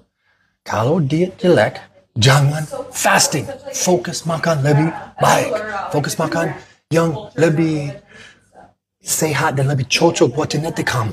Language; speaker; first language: Indonesian; non-native, learner; English